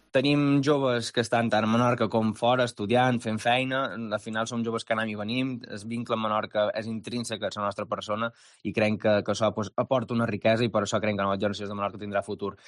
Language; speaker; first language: Catalan; native; Catalan